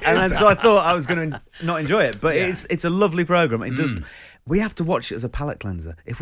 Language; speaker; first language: English; native; English